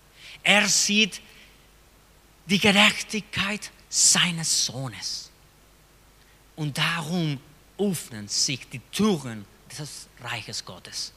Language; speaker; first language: German; non-native, fluent; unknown